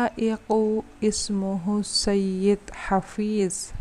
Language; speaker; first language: Arabic; non-native, fluent; Indonesian